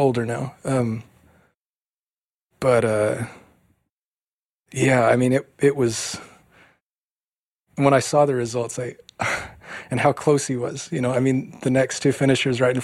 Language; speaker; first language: English; native; English